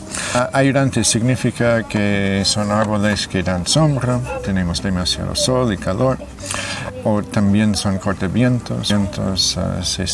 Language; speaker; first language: Spanish; non-native, fluent; English